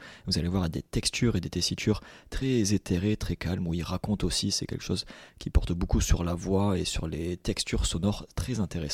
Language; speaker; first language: French; native; French